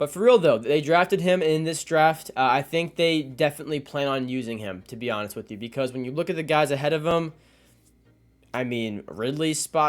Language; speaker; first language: English; native; English